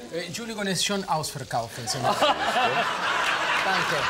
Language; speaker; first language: German; non-native, fluent; Spanish